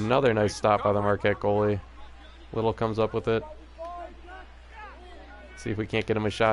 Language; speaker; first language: English; native; English